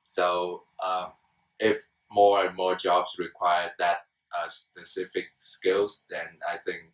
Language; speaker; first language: English; non-native, fluent; Vietnamese